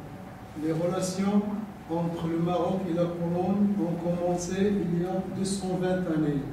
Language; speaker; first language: French; non-native, local second language; Arabic